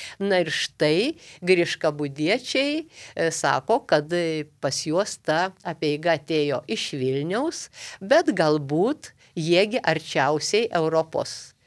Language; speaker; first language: Lithuanian; native; Lithuanian